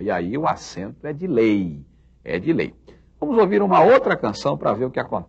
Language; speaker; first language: Portuguese; native; Portuguese